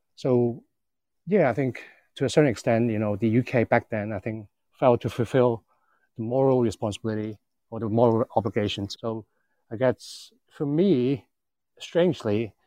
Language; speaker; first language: English; non-native, local second language; Cantonese